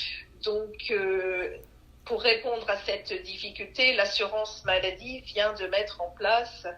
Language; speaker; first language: French; native; French